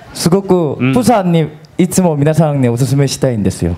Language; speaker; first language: Japanese; non-native, fluent; Korean